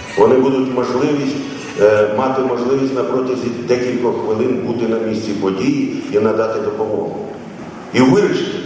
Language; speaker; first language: Ukrainian; native; Ukrainian